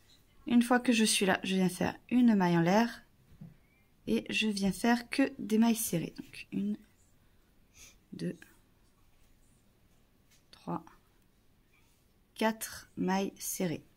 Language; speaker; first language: French; native; French